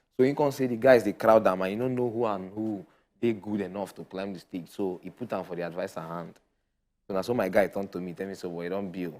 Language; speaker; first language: Nigerian Pidgin; native; Nigerian Pidgin